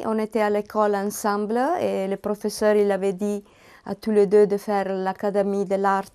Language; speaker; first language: French; non-native, learner; Italian